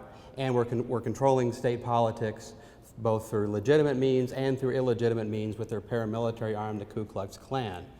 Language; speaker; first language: English; native; English